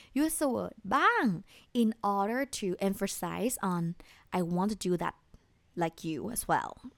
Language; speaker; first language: English; non-native, fluent; Thai